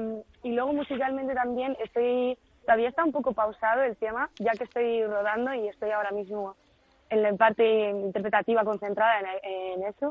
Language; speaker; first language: Spanish; native; Spanish